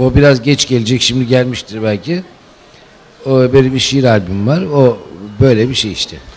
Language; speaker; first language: Turkish; native; Turkish